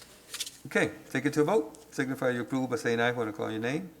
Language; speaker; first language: English; native; English